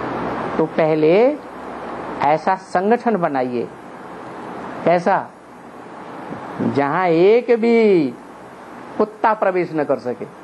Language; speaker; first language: Hindi; native; Hindi